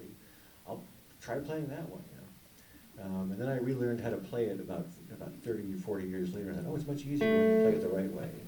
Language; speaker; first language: English; native; English